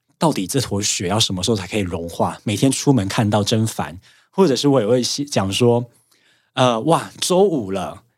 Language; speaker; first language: Chinese; native; Chinese